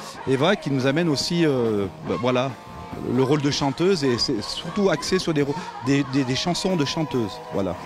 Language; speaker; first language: French; native; French